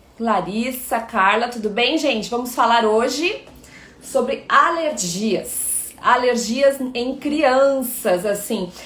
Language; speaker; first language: Portuguese; native; Portuguese